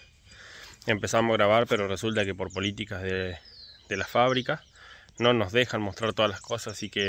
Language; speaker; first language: Spanish; native; Spanish